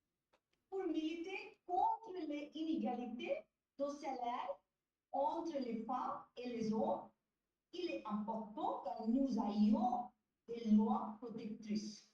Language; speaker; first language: French; non-native, learner; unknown